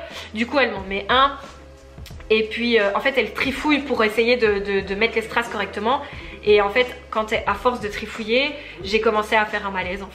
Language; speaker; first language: French; native; French